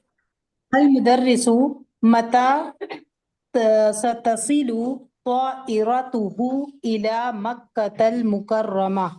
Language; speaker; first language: Arabic; non-native, learner; Urdu